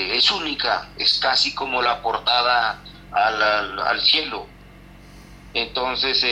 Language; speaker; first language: Spanish; non-native, local second language; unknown